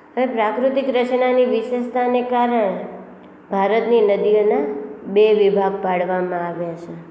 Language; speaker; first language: Gujarati; native; Gujarati